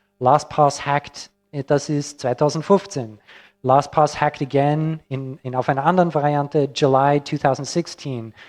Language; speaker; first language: German; non-native, fluent; English